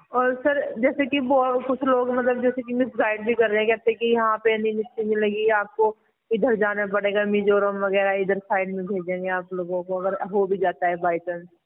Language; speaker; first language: Hindi; native; Hindi